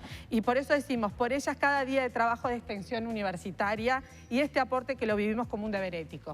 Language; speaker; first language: Spanish; native; Spanish